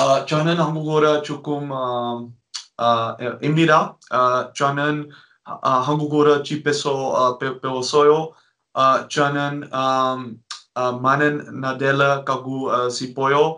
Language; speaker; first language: Korean; non-native, learner; Dutch